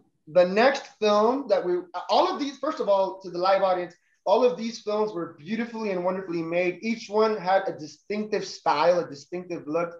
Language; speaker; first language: English; early bilingual, other home language; Spanish